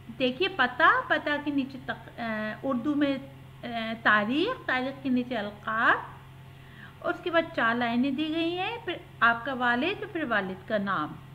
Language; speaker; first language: Urdu; native; Urdu